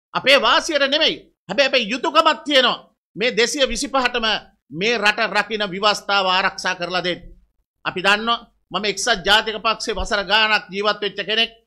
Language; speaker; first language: Sinhala; native; Sinhala